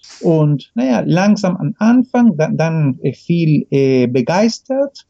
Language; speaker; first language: German; non-native, fluent; Spanish